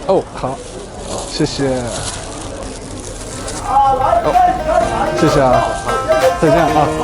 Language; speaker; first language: Chinese; non-native, fluent; English